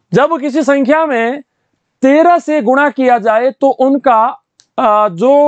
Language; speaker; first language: Hindi; native; Hindi